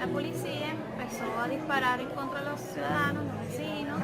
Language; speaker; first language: Spanish; native; Spanish